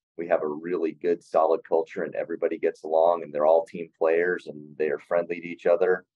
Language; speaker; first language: English; native; English